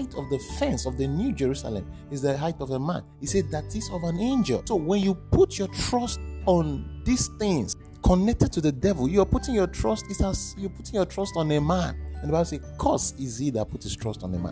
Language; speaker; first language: English; non-native, local second language; Bini